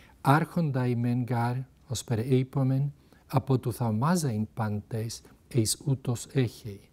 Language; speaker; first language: Greek; non-native, fluent; Spanish